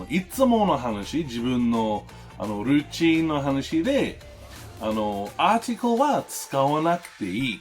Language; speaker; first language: Japanese; non-native, learner; English